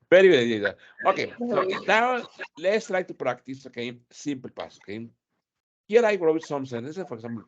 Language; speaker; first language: English; non-native, fluent; Spanish